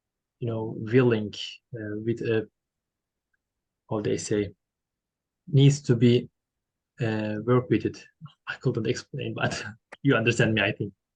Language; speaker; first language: English; non-native, learner; Turkish